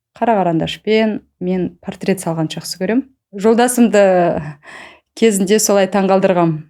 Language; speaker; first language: Kazakh; native; Kazakh